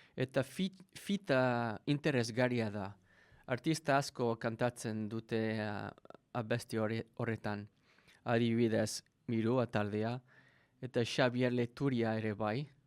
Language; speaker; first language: Basque; non-native, learner; English